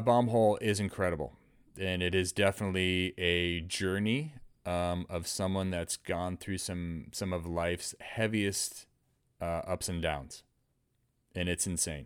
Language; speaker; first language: English; native; English